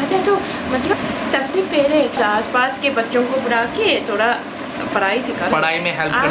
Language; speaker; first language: Hindi; non-native, fluent; Japanese